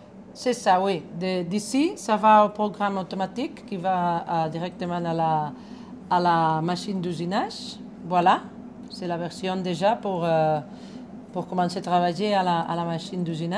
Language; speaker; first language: French; non-native, fluent; Spanish